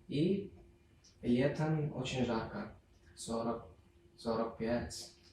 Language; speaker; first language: Russian; non-native, learner; Turkmen